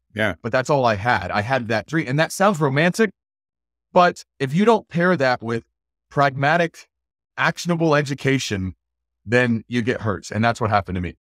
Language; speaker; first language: English; native; English